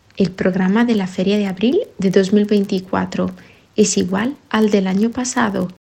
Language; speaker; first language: Spanish; non-native, fluent; Italian